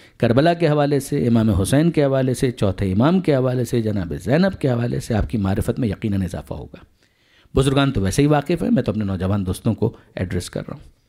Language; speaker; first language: Urdu; non-native, local second language; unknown